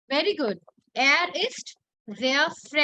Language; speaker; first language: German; non-native, fluent; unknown